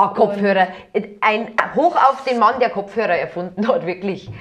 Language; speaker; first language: German; native; German